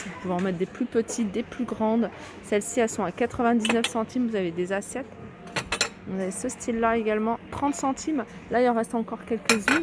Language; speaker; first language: French; native; French